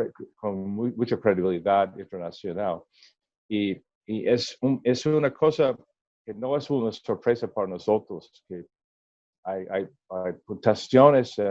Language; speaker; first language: Spanish; non-native, learner; English